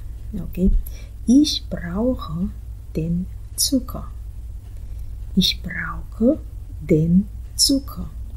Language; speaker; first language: German; non-native, fluent; Filipino